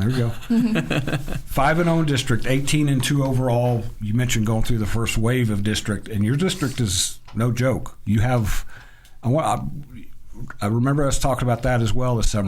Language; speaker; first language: English; native; English